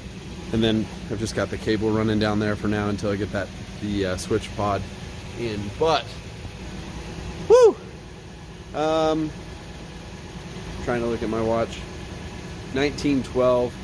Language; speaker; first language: English; native; English